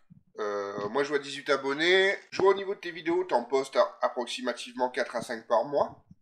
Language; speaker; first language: French; native; French